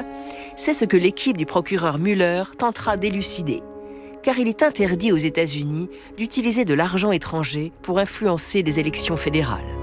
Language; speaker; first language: French; native; French